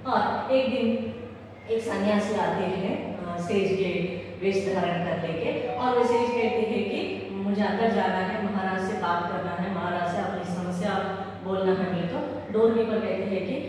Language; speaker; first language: Hindi; non-native, local second language; Telugu